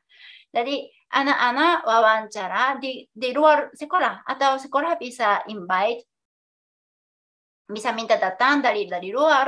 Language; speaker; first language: Indonesian; non-native, fluent; Japanese